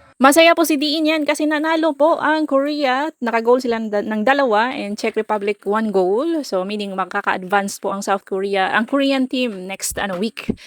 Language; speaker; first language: Filipino; non-native, local second language; Cebuano